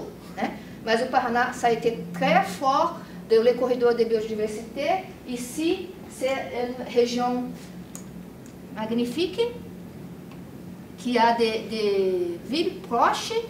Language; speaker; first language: French; non-native, learner; Portuguese